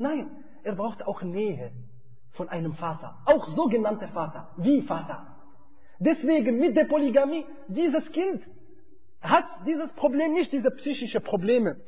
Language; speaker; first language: German; non-native, fluent; Arabic